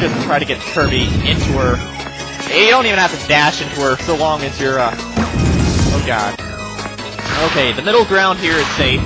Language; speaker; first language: English; native; English